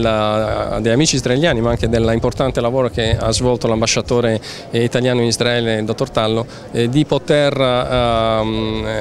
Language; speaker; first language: Italian; native; Italian